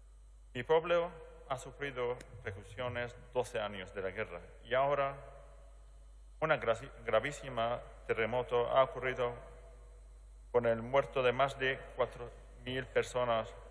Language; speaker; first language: Spanish; non-native, fluent; Arabic